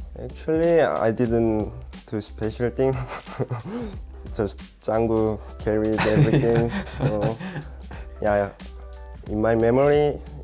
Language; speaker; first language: English; non-native, learner; Korean